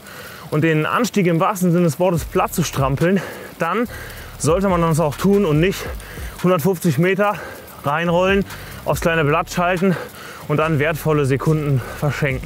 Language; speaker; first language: German; native; German